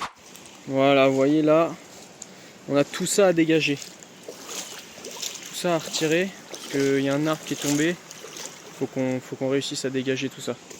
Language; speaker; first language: French; native; French